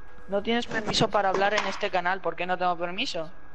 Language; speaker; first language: Spanish; native; Spanish